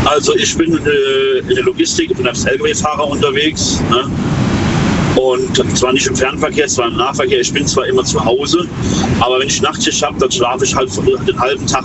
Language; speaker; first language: German; native; German